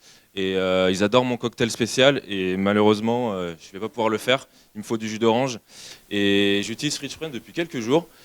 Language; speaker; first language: French; native; French